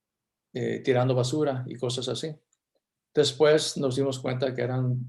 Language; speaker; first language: Spanish; early bilingual, heritage; Spanish